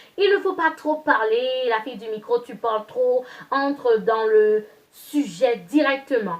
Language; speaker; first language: French; non-native, local second language; Haitian Creole